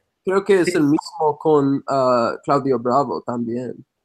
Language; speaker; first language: Spanish; non-native, fluent; English